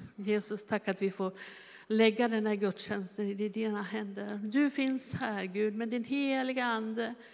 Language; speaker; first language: Swedish; native; Swedish